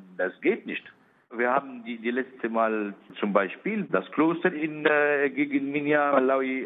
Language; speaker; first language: German; non-native, learner; Arabic